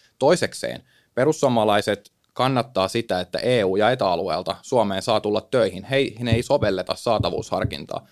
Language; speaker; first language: Finnish; native; Finnish